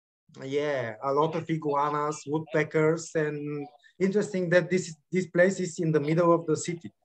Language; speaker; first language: English; non-native, learner; Bulgarian